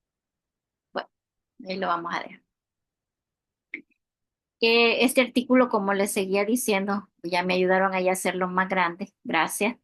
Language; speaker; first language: Spanish; native; Spanish